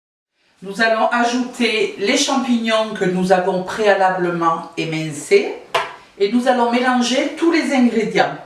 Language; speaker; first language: French; native; French